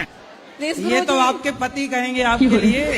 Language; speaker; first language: Hindi; native; Hindi